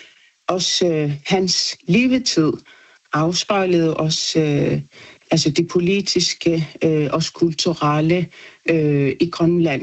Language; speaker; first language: Danish; non-native, local second language; Kalaallisut